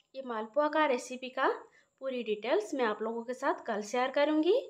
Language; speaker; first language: Hindi; non-native, local second language; Odia